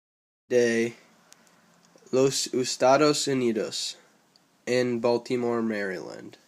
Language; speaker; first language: Spanish; non-native, learner; English